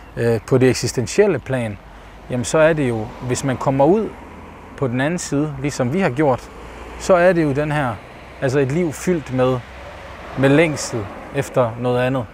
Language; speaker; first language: Danish; early bilingual, other home language; Bosnian